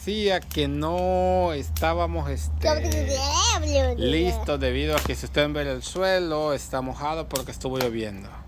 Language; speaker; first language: Spanish; native; Spanish